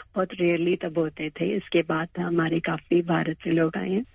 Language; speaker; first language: Hindi; native; Hindi